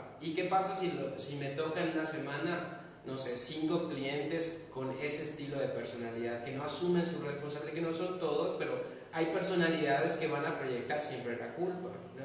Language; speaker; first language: Spanish; native; Spanish